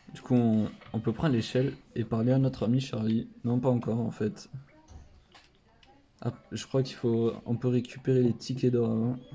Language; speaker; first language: French; native; French